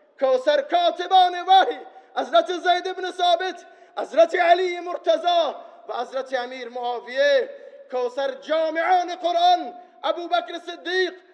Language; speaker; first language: Persian; non-native, local second language; Baluchi